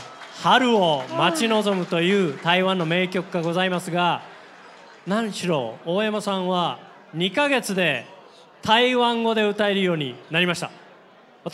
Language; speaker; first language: Japanese; native; Japanese